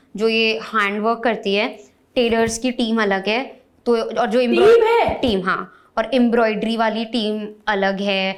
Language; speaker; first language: Hindi; native; Hindi